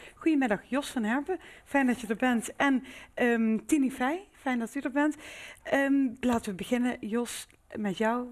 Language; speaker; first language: Dutch; native; Dutch